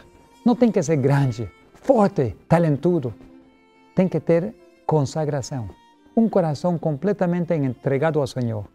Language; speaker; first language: Portuguese; non-native, learner; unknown